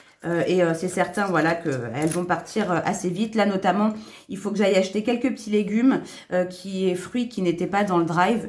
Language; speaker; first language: French; native; French